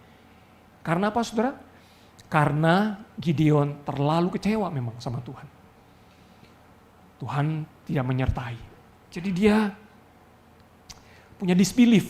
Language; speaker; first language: Indonesian; native; Indonesian